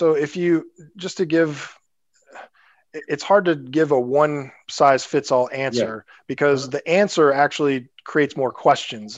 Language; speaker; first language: English; native; English